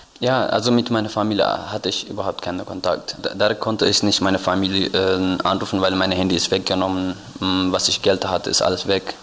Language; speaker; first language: German; non-native, learner; Tigrinya